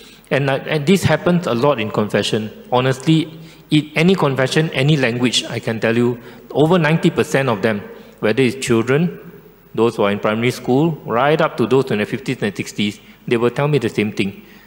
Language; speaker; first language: English; non-native, local second language; Chinese